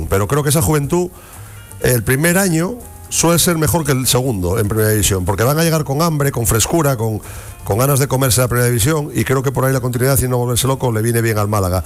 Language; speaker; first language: Spanish; native; Spanish